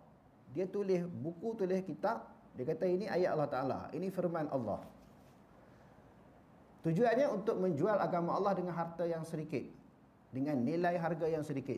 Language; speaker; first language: Malay; native; Malay